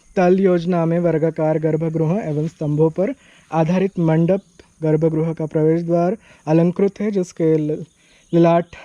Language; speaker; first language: Hindi; non-native, local second language; Marathi